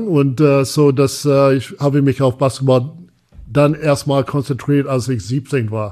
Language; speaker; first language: German; non-native, fluent; English